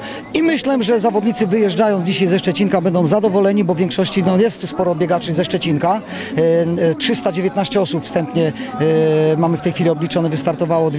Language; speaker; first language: Polish; native; Polish